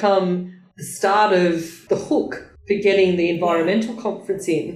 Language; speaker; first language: English; native; English